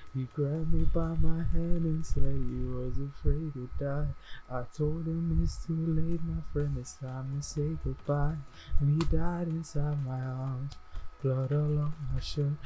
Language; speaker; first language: English; native; English